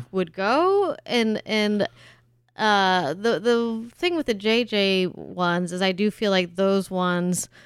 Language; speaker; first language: English; early bilingual, other home language; German